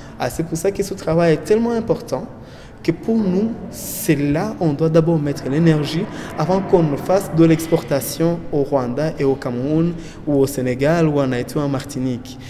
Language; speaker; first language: French; non-native, local second language; Kinyarwanda